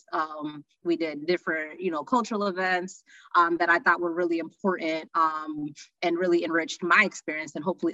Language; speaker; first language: English; native; English